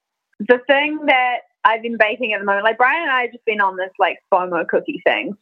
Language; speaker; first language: English; native; English